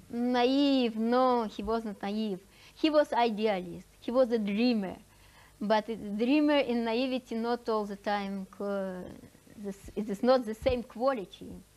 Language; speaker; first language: English; non-native, fluent; Russian